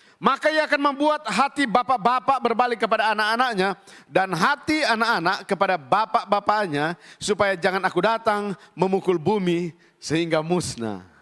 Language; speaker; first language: Indonesian; native; Indonesian